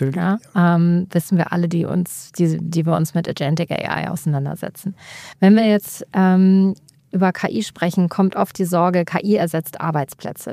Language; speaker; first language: German; native; German